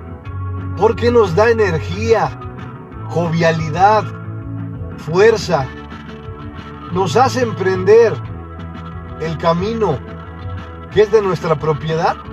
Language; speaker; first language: Spanish; native; Spanish